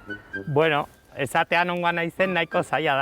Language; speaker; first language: Basque; non-native, local second language; Spanish